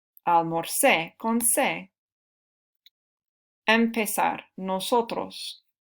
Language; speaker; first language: Spanish; non-native, fluent; English